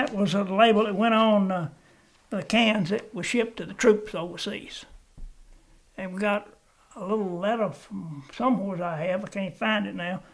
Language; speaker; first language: English; native; English